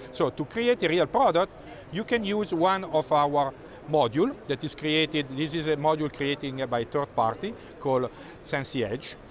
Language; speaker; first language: English; non-native, fluent; Italian